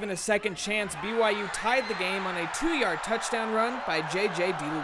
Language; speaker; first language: English; native; English